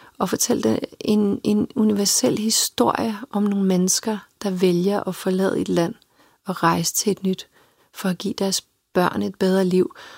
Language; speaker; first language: Danish; early bilingual, other home language; Serbian